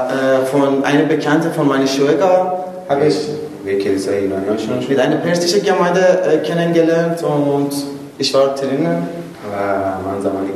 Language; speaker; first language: German; non-native, learner; Persian